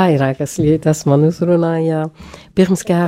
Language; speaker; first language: Latvian; non-native, learner; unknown